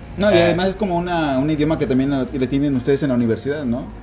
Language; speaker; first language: Spanish; native; Spanish